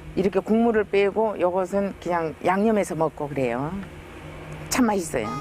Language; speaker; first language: Korean; native; Korean